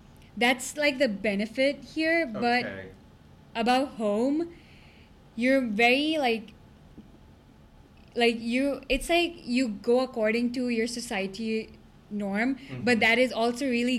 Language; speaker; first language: English; non-native, local second language; Gujarati